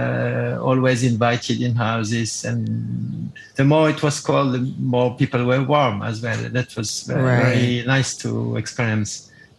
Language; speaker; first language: English; non-native, fluent; French